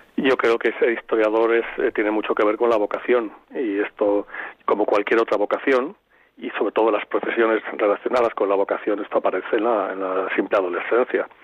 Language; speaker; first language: Spanish; native; Spanish